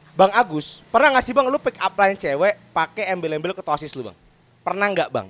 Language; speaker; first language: Indonesian; native; Indonesian